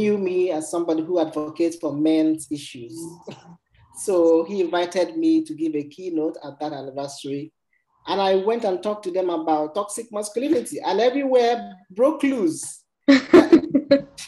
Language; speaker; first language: English; non-native, local second language; Igbo